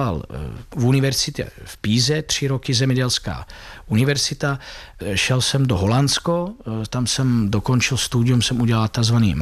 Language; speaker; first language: Czech; non-native, fluent; Italian